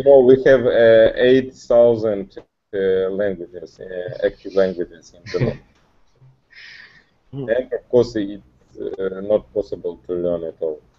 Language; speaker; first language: English; non-native, learner; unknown